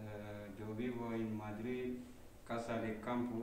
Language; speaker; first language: Spanish; non-native, learner; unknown